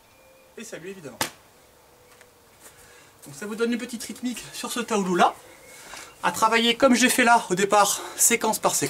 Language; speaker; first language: French; native; French